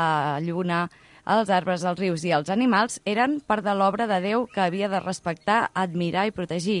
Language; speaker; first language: Catalan; native; Catalan